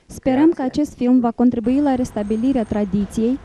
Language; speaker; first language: Romanian; native; Romanian